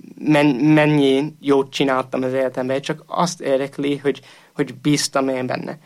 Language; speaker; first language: Hungarian; non-native, fluent; English